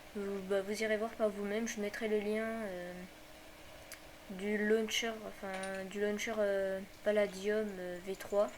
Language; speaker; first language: French; native; French